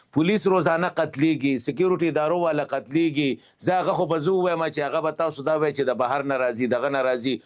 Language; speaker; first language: Pashto; native; Pashto